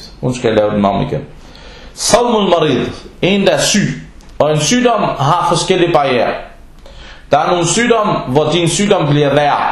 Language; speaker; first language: Danish; non-native, fluent; Arabic